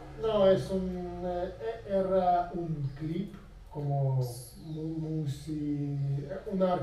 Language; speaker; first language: Spanish; non-native, learner; Russian